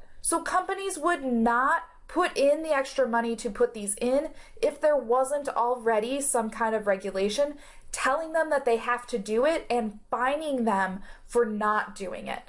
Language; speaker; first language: English; native; English